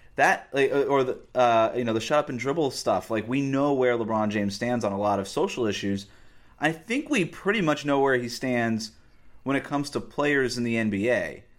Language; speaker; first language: English; native; English